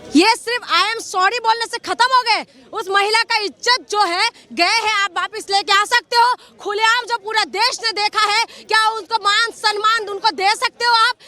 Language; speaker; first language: Hindi; non-native, local second language; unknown